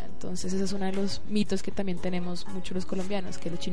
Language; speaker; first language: Spanish; native; Spanish